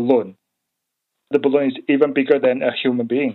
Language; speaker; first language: English; non-native, learner; Chinese